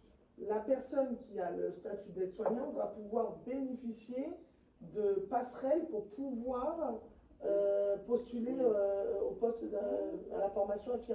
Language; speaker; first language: French; native; French